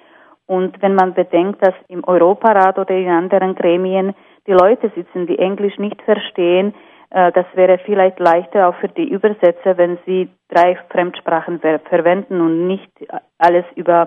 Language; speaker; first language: German; non-native, fluent; Slovak